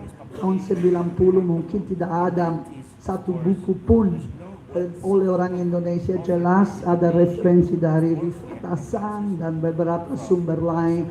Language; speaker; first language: Indonesian; non-native, fluent; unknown